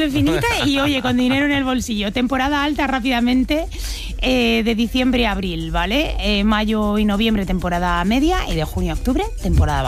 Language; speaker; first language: Spanish; native; Spanish